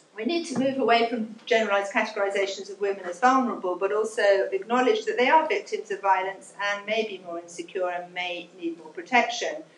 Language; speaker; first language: English; native; English